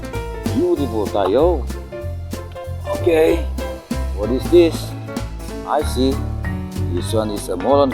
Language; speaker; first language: English; non-native, learner; Indonesian